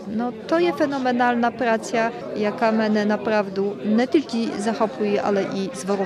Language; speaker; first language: Polish; non-native, learner; Ukrainian